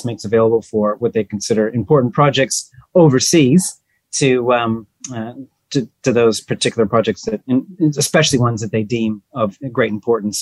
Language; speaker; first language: English; native; English